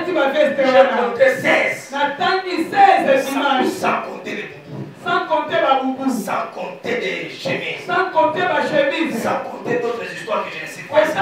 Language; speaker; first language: French; non-native, local second language; Lingala